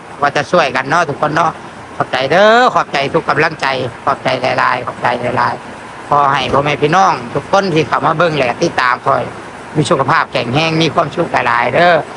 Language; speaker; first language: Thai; non-native, local second language; Lao